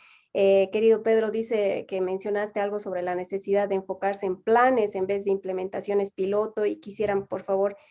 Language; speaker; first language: Spanish; native; Spanish